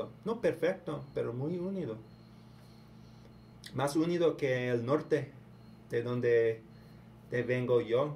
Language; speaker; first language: Spanish; non-native, learner; English